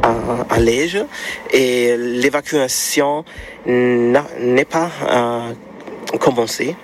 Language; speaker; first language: French; non-native, learner; German